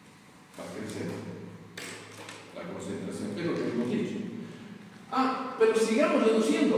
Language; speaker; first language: Spanish; native; Spanish